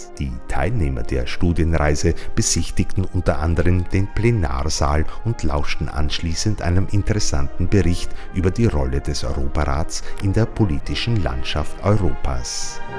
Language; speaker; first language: German; native; German